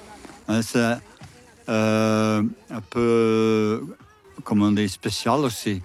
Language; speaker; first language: French; non-native, local second language; Dutch